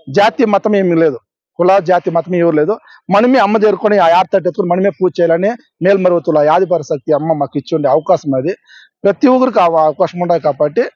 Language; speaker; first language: Telugu; native; Telugu